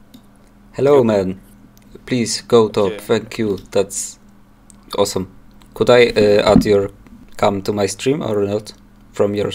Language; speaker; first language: English; non-native, learner; Polish